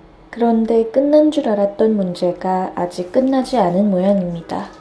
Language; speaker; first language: Korean; native; Korean